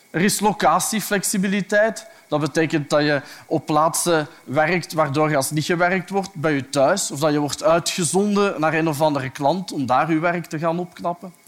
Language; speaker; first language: Dutch; native; Dutch